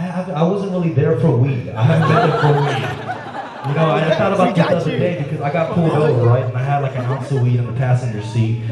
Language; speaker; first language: English; native; English